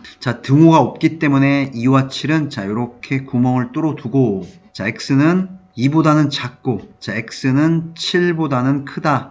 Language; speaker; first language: Korean; native; Korean